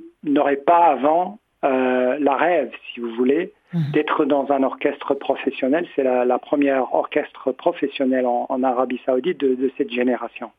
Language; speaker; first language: French; non-native, fluent; English